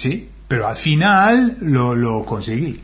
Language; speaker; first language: Spanish; non-native, fluent; English